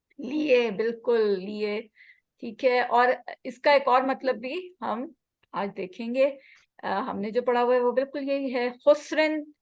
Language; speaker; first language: Urdu; native; Urdu